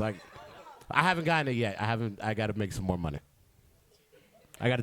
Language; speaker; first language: English; native; English